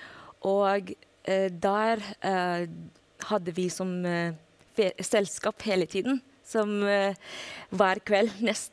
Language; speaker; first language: Norwegian; non-native, fluent; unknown